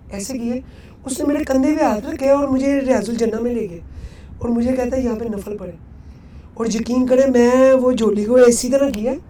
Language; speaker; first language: Urdu; non-native, local second language; Punjabi